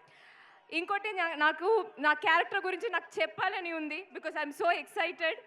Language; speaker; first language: Telugu; non-native, fluent; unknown